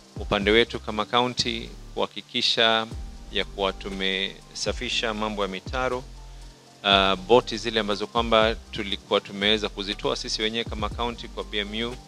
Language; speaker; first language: Swahili; native; Swahili